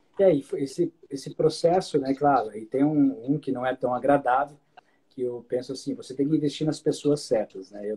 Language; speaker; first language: Portuguese; native; Portuguese